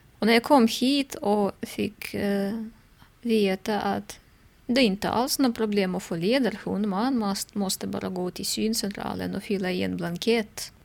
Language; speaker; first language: Swedish; non-native, fluent; Russian